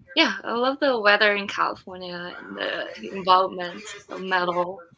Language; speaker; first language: English; non-native, fluent; Chinese